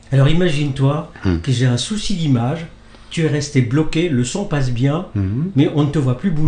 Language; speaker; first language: French; native; French